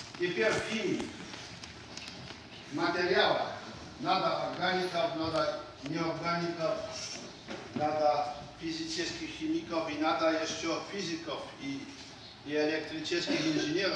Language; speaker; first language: Russian; non-native, fluent; Polish